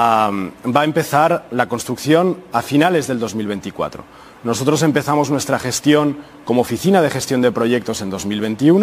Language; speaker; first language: Spanish; native; Spanish